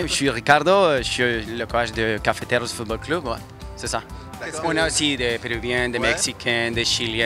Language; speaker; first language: French; non-native, learner; Spanish